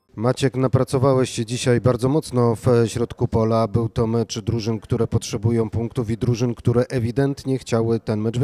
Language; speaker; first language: Polish; native; Polish